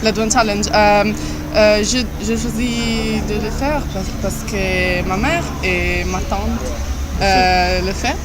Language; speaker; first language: French; non-native, learner; Italian